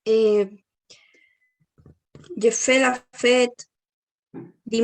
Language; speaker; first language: French; non-native, learner; Spanish